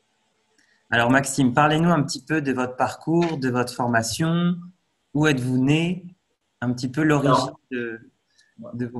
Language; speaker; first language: French; native; French